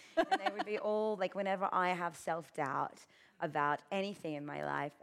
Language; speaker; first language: English; native; English